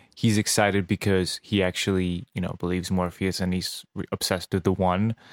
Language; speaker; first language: English; non-native, fluent; Serbian